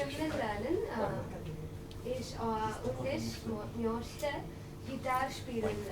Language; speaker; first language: German; non-native, learner; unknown